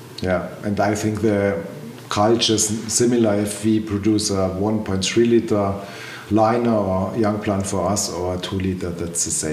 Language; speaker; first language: English; non-native, learner; German